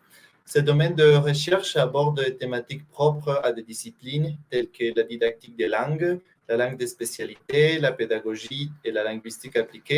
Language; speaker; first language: French; non-native, fluent; Spanish